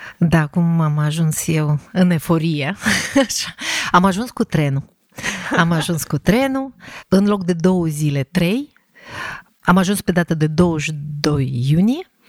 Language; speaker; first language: Romanian; non-native, fluent; Russian